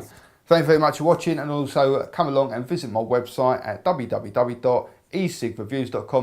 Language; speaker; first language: English; native; English